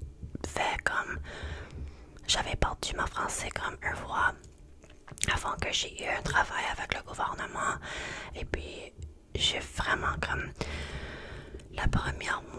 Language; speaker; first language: French; non-native, learner; English